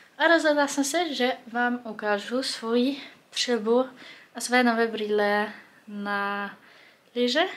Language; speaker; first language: Czech; early bilingual, heritage; Czech